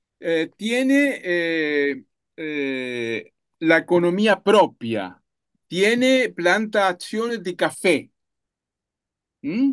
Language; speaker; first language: Italian; non-native, learner; Spanish